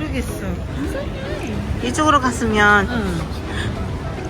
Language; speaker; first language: Korean; non-native, learner; Mongolian